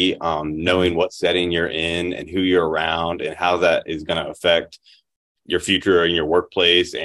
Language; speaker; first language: English; native; English